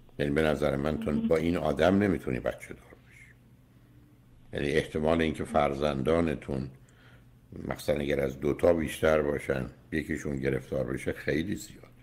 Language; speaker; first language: Persian; native; Persian